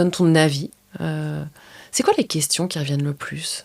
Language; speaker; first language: French; native; French